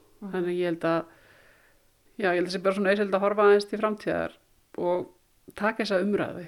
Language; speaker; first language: Icelandic; native; Icelandic